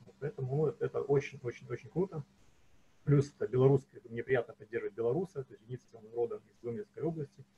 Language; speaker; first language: Russian; native; Russian